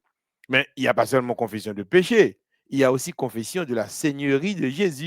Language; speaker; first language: French; non-native, local second language; Haitian Creole